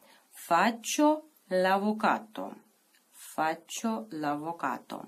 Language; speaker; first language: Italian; non-native, fluent; Russian